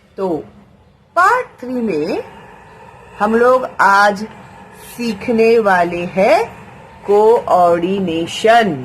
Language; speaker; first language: Hindi; non-native, local second language; Marathi